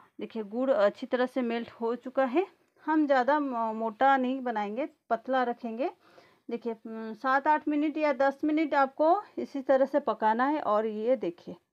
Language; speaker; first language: Hindi; native; Hindi